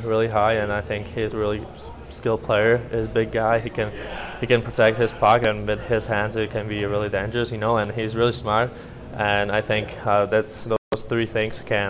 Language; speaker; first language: English; non-native, fluent; Slovak